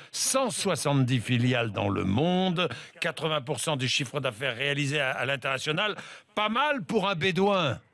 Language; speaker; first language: French; native; French